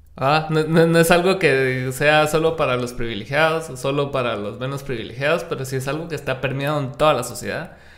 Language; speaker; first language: Spanish; native; Spanish